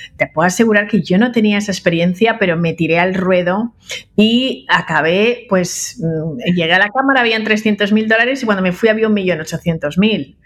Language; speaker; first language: Spanish; early bilingual, other home language; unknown